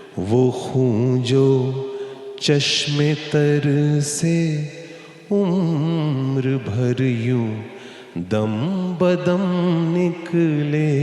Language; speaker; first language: Hindi; native; Hindi